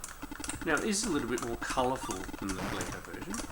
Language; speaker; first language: English; native; English